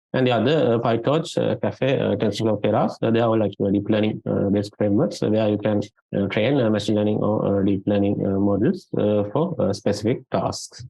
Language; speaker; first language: English; non-native, local second language; Sinhala